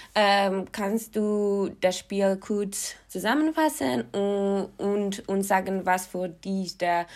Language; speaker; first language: German; non-native, fluent; Polish